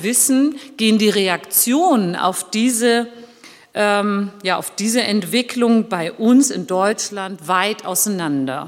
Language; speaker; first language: German; early bilingual, other home language; Turkish